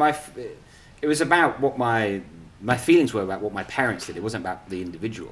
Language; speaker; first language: English; non-native, local second language; Punjabi